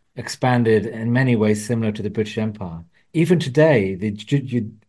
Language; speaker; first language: English; early bilingual, other home language; Punjabi